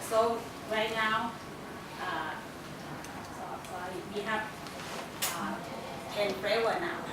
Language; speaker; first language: English; non-native, learner; Thai